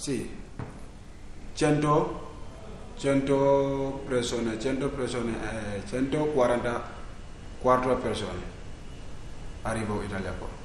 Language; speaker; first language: Italian; non-native, learner; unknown